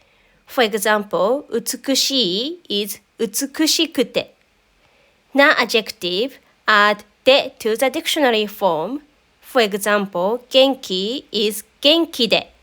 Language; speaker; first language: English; non-native, fluent; Japanese